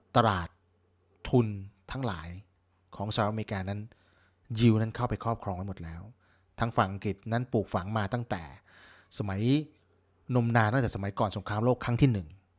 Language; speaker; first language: Thai; native; Thai